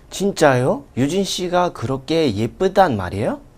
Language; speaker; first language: Korean; non-native, fluent; Russian